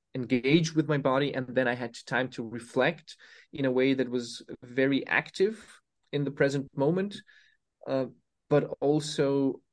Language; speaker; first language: English; non-native, fluent; Serbian